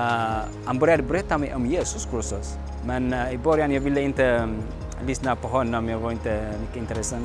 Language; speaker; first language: Swedish; non-native, learner; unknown